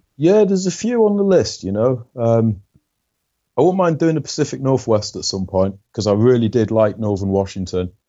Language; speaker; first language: English; native; English